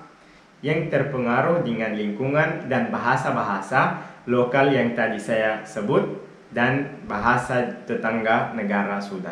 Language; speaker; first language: Indonesian; non-native, fluent; Arabic